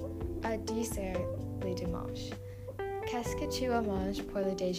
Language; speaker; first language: French; non-native, learner; English